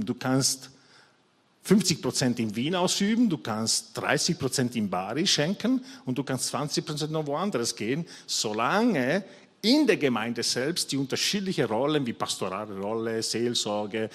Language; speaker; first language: German; non-native, fluent; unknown